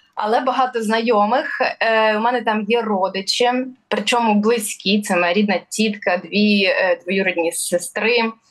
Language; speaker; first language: Ukrainian; early bilingual, other home language; Russian